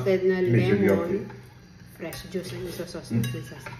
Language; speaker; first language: Hebrew; non-native, learner; Filipino